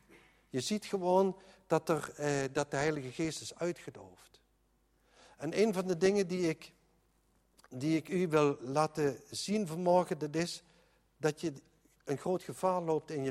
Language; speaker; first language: Dutch; native; Dutch